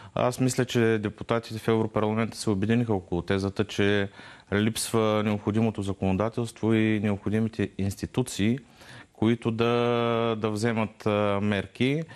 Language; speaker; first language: Bulgarian; non-native, local second language; Turkish